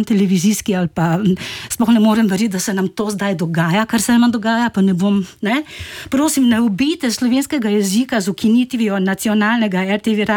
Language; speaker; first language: Slovenian; native; Slovenian